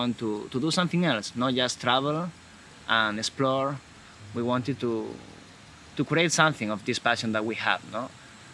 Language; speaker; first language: English; non-native, fluent; Spanish